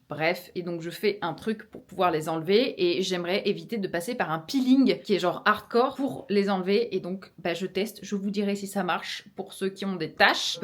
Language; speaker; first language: French; early bilingual, other home language; Portuguese